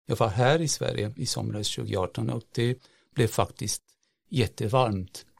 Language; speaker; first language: Swedish; non-native, fluent; Portuguese